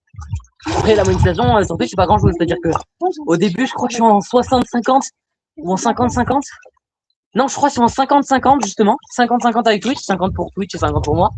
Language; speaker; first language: French; native; French